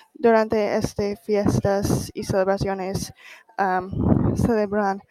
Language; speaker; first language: Spanish; non-native, learner; English